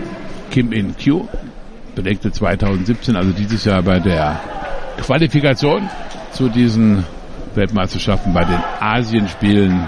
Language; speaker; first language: German; native; German